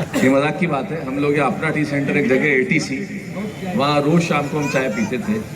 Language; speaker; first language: Hindi; native; Hindi